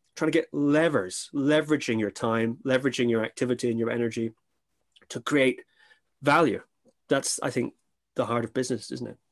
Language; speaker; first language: English; native; English